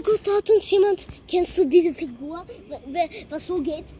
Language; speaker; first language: German; early bilingual, other home language; Croatian